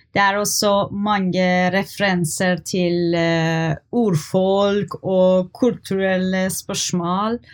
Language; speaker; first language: Norwegian; non-native, learner; Persian